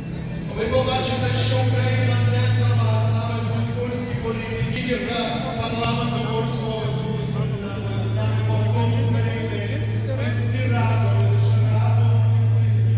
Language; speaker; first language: Ukrainian; native; Ukrainian